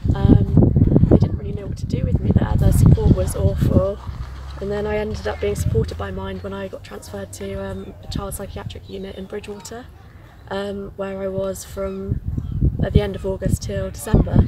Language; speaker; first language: English; native; English